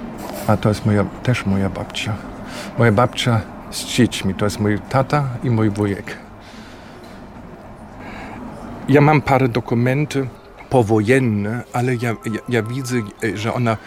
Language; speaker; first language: Polish; non-native, learner; German